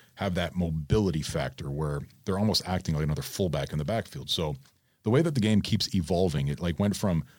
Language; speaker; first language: English; native; English